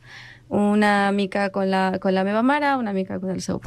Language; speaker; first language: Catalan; non-native, learner; Spanish